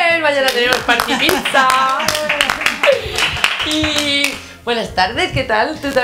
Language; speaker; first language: Spanish; native; Spanish